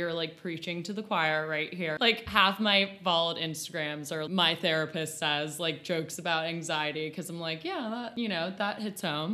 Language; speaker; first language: English; native; English